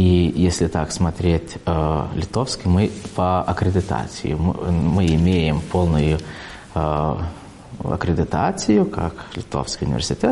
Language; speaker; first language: Russian; non-native, fluent; Lithuanian